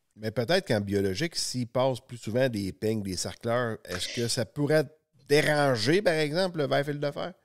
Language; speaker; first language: French; native; French